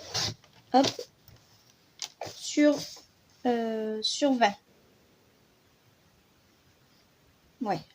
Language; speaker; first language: French; native; French